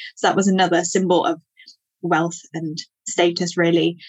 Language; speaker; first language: English; native; English